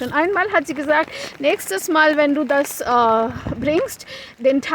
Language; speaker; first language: German; non-native, fluent; Konkani